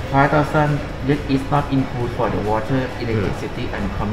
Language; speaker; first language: English; non-native, learner; Thai